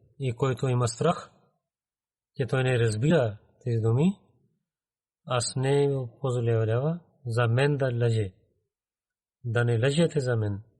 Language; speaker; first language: Bulgarian; non-native, learner; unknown